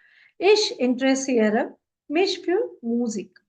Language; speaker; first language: German; non-native, fluent; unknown